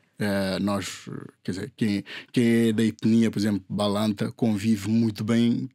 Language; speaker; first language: Portuguese; non-native, local second language; Upper Guinea Crioulo